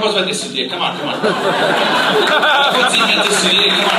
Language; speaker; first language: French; non-native, fluent; English